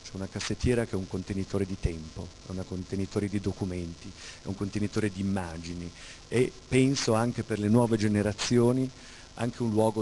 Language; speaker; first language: Italian; native; Italian